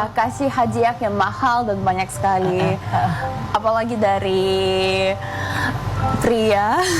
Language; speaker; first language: Indonesian; non-native, learner; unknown